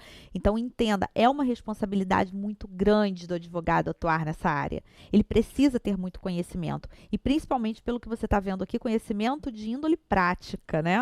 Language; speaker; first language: Portuguese; native; Portuguese